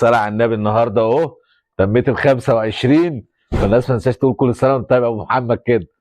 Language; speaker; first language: Arabic; native; Arabic